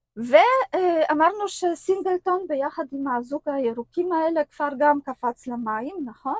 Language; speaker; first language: Hebrew; non-native, fluent; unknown